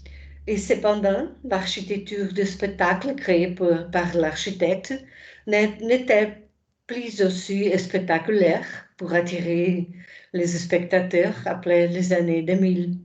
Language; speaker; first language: French; non-native, fluent; Portuguese